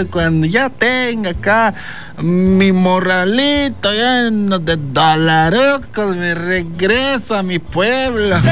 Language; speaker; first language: Spanish; native; Spanish